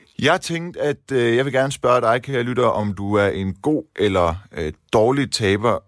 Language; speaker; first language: Danish; early bilingual, other home language; Persian